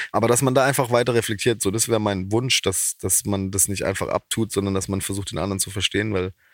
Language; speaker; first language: German; native; German